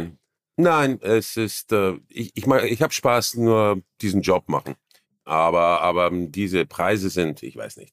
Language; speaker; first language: German; non-native, fluent; Croatian